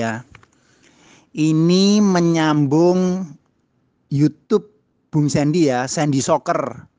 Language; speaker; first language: Indonesian; native; Indonesian